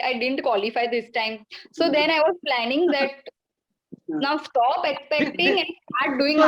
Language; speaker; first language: English; non-native, local second language; Gujarati